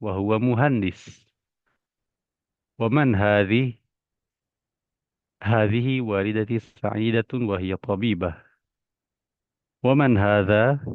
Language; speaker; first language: Arabic; non-native, fluent; Indonesian